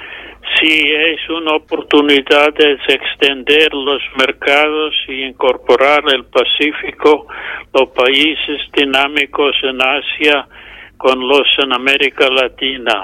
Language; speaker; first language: Spanish; non-native, fluent; English